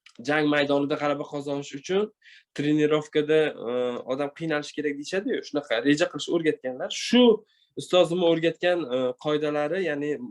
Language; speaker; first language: Uzbek; non-native, local second language; Tajik